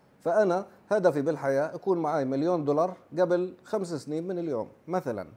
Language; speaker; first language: Arabic; native; Arabic